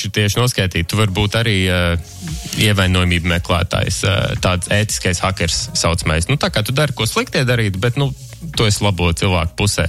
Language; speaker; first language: Latvian; early bilingual, heritage; Latvian